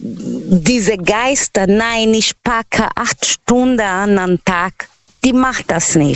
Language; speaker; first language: German; non-native, learner; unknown